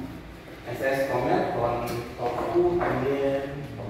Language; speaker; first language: Spanish; non-native, learner; Indonesian